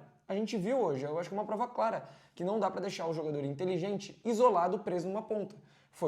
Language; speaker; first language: Portuguese; native; Portuguese